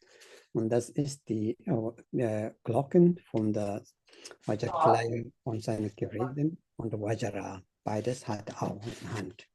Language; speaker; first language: German; non-native, learner; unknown